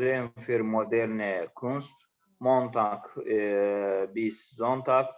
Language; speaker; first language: German; non-native, learner; Azerbaijani